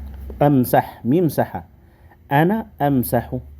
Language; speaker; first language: Arabic; non-native, fluent; Indonesian